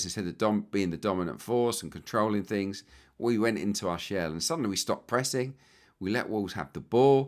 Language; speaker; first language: English; native; English